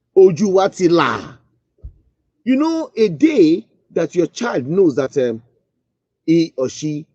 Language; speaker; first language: English; non-native, local second language; Yoruba